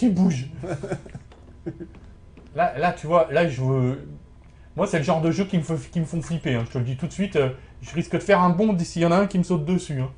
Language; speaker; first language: French; native; French